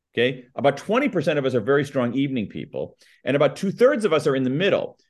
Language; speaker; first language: English; native; English